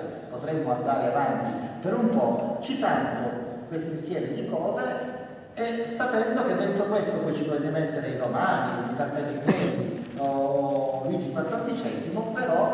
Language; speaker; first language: Italian; native; Italian